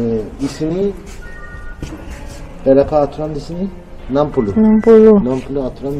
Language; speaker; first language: Indonesian; non-native, learner; Turkish